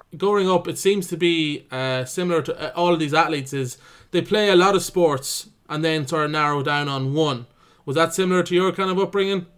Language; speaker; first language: English; native; English